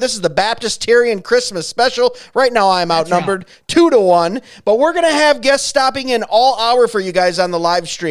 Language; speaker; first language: English; native; English